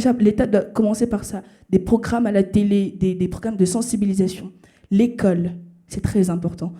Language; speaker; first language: French; early bilingual, other home language; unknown